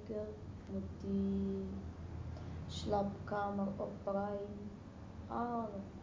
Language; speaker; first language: Dutch; non-native, learner; Arabic